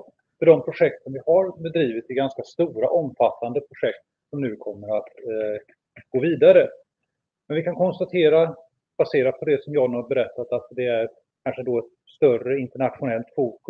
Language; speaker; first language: Swedish; native; Swedish